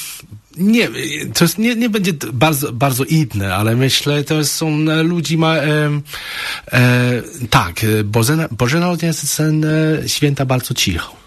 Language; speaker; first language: Polish; non-native, learner; Chinese